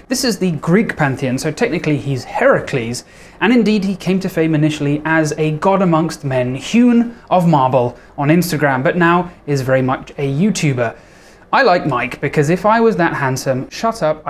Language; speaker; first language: English; native; English